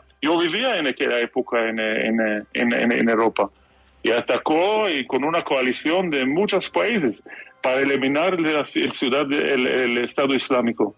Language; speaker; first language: Spanish; non-native, fluent; Hebrew